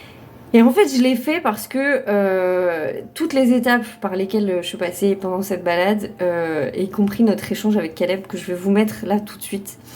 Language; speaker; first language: French; native; French